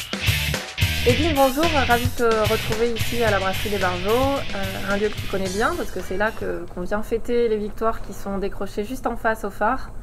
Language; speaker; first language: French; native; French